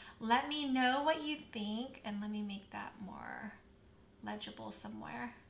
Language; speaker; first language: English; native; English